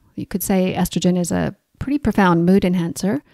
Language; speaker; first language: English; native; English